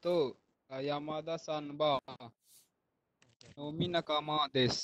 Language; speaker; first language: Japanese; non-native, learner; Hindi